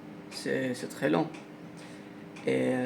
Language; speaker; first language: French; non-native, learner; Arabic